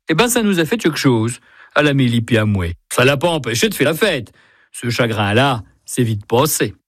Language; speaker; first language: French; native; French